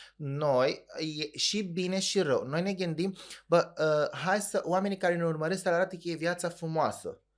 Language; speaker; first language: Romanian; non-native, fluent; Arabic